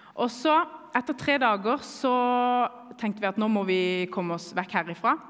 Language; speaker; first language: Norwegian; early bilingual, other home language; Kurdish